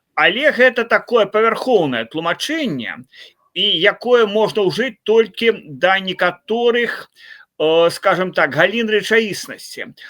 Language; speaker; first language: Belarusian; native; Belarusian